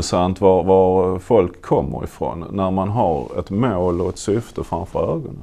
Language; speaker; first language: Swedish; native; Swedish